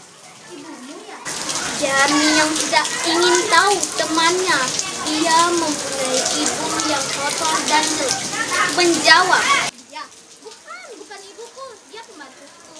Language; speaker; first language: Indonesian; non-native, local second language; Balinese